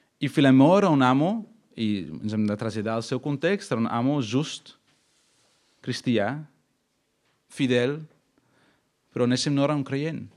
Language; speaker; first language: Catalan; non-native, fluent; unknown